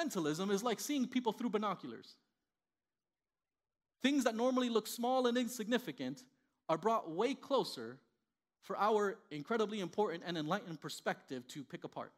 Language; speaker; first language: English; early bilingual, other home language; Spanish